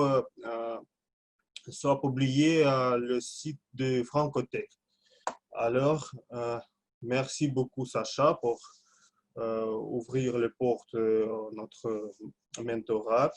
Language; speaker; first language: French; non-native, fluent; Russian